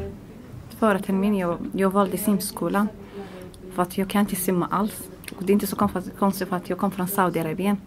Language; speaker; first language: Swedish; non-native, learner; Arabic